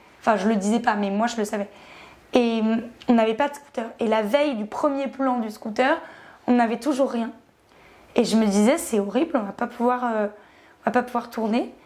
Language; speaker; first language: French; native; French